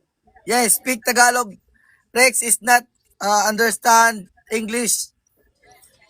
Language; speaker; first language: English; non-native, learner; Cebuano